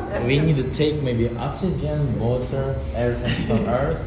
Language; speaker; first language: English; non-native, fluent; Russian